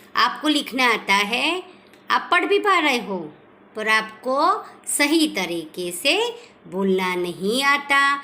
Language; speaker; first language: Hindi; non-native, local second language; Gujarati